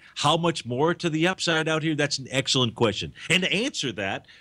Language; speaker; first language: English; native; English